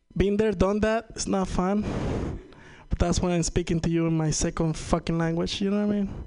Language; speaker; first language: English; non-native, fluent; Spanish